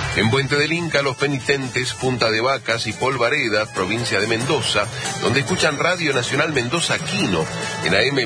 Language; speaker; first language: Spanish; native; Spanish